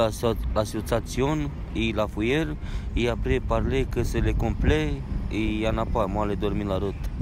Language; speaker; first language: French; non-native, learner; Romanian